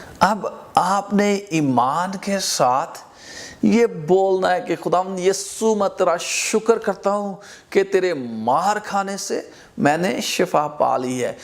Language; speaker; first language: Urdu; non-native, local second language; Punjabi